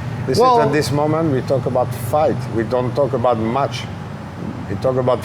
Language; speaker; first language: English; non-native, learner; French